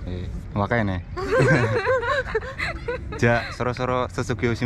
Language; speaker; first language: Japanese; non-native, fluent; Indonesian